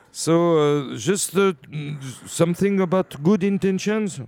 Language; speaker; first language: English; non-native, learner; French